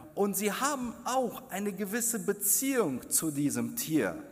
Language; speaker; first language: German; non-native, fluent; Russian